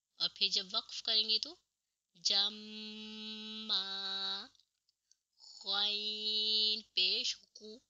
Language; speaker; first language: Urdu; native; Urdu